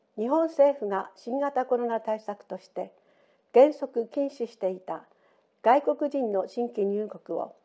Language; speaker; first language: Japanese; native; Japanese